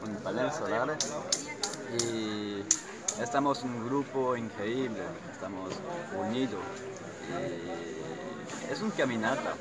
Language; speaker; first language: Spanish; non-native, learner; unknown